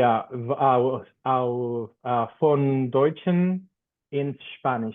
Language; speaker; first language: German; non-native, fluent; Spanish